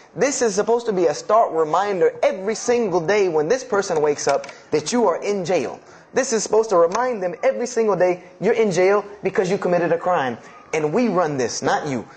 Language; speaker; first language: English; native; English